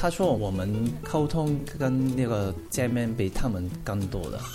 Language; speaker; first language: Chinese; non-native, local second language; Cantonese